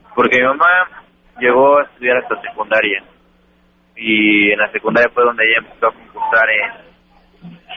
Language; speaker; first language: Spanish; native; Spanish